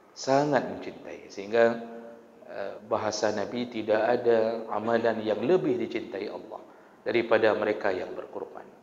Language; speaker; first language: Malay; non-native, local second language; Achinese